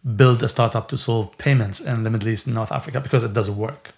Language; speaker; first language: English; non-native, fluent; Arabic